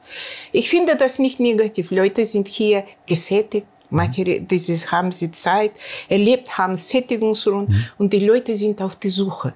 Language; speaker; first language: German; non-native, learner; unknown